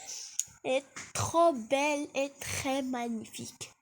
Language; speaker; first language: French; non-native, learner; Arabic